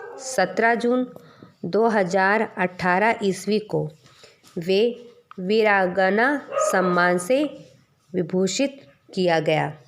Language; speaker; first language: Hindi; native; Hindi